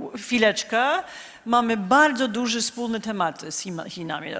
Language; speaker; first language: Polish; non-native, fluent; English